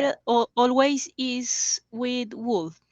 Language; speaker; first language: English; non-native, learner; Spanish